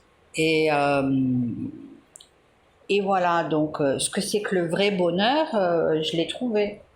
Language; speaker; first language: French; native; French